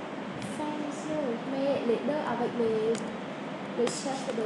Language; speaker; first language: French; non-native, learner; Khmer